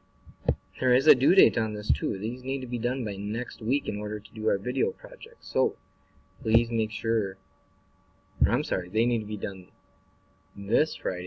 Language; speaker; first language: English; native; English